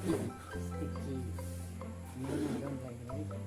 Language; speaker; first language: English; non-native, local second language; Filipino